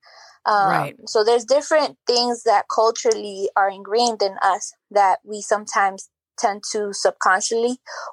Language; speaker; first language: English; native; English